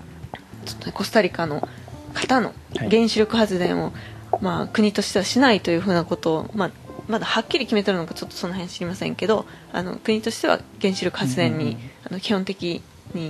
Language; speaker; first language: Japanese; native; Japanese